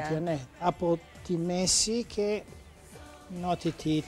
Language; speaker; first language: Greek; non-native, learner; Italian